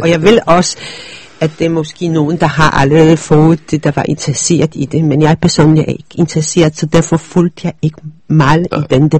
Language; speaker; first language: Danish; early bilingual, other home language; Polish